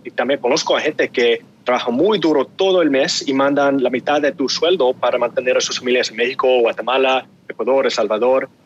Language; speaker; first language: Spanish; early bilingual, heritage; Spanish